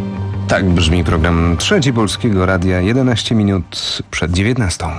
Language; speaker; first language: Polish; native; Polish